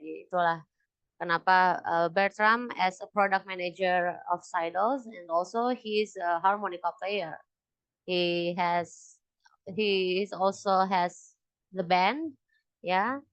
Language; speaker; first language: English; non-native, local second language; Indonesian